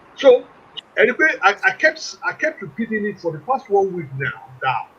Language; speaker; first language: English; non-native, local second language; Yoruba